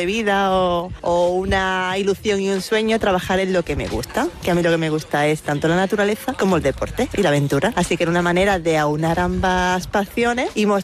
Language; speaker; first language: Spanish; native; Spanish